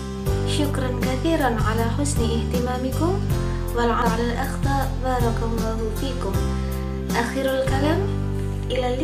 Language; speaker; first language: Arabic; non-native, learner; Indonesian